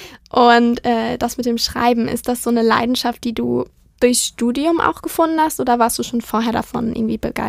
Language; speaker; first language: German; native; German